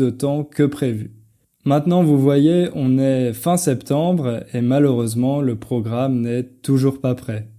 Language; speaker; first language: French; native; French